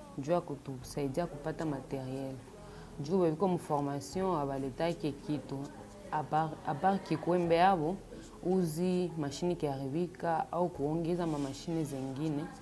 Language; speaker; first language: Swahili; native; Swahili